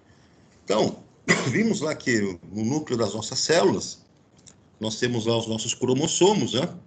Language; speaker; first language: Portuguese; native; Portuguese